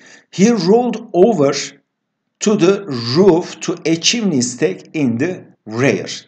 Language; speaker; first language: English; non-native, fluent; Turkish